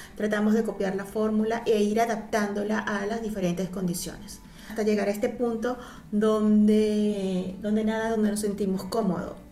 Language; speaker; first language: Spanish; native; Spanish